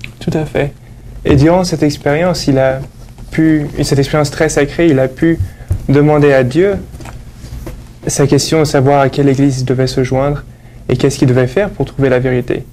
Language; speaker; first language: French; native; French